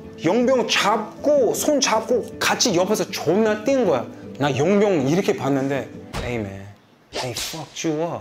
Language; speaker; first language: Korean; non-native, fluent; English